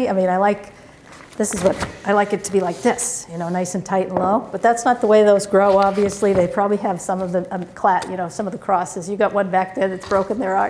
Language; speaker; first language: English; native; English